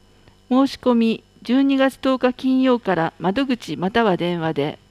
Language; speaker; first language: Japanese; native; Japanese